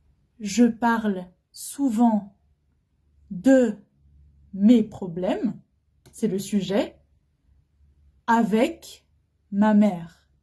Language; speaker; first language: French; non-native, fluent; Arabic